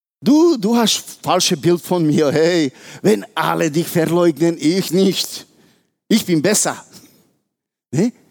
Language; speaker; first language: German; non-native, fluent; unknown